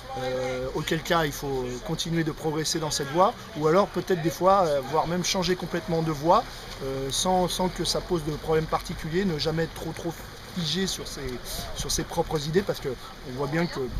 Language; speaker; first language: French; native; French